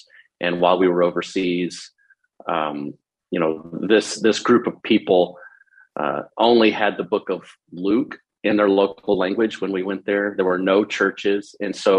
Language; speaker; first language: English; native; English